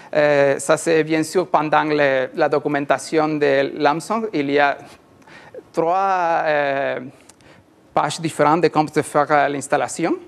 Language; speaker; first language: French; non-native, learner; Spanish